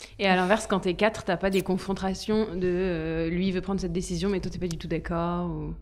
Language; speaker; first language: French; native; French